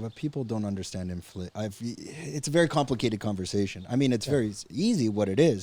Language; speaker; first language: English; native; English